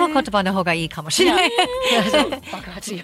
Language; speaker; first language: Japanese; non-native, fluent; English